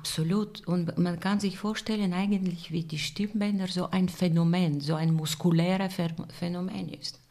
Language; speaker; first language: German; non-native, fluent; Bulgarian